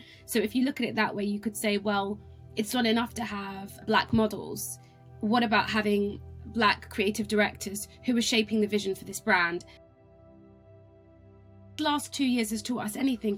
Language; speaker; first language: English; native; English